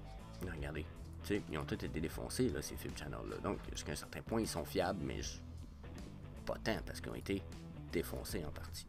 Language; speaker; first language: French; native; French